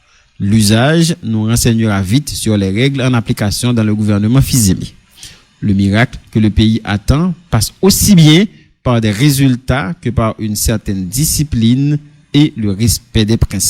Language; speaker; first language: French; non-native, local second language; Haitian Creole